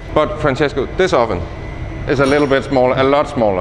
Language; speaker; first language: English; non-native, fluent; Danish